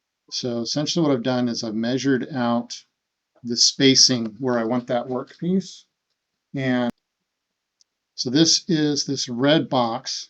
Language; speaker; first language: English; native; English